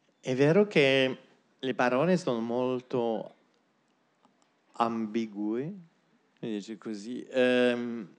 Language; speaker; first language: Italian; non-native, fluent; French